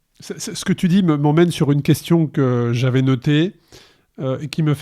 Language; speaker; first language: French; native; French